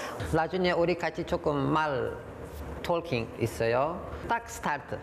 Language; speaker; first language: Korean; non-native, learner; Turkish